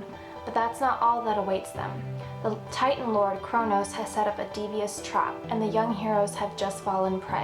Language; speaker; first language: English; native; English